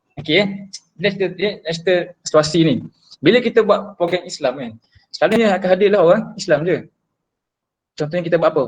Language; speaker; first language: Malay; native; Malay